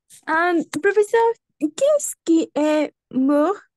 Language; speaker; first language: French; non-native, learner; Spanish